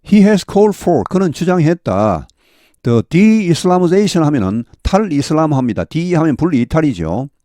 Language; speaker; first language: Korean; native; Korean